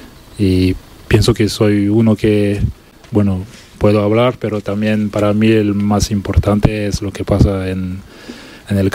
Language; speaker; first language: Spanish; non-native, local second language; French